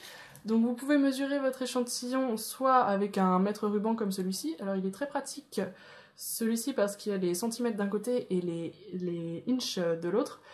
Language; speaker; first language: French; native; French